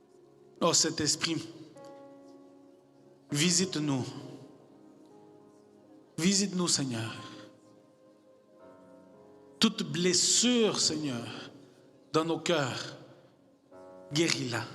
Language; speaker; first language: French; non-native, fluent; Spanish